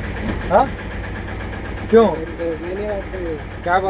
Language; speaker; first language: Hindi; non-native, local second language; Kannada